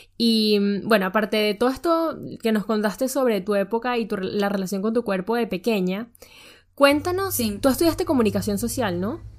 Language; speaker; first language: Spanish; native; Spanish